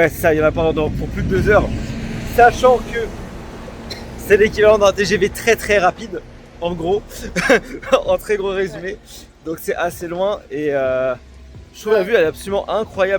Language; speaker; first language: French; native; French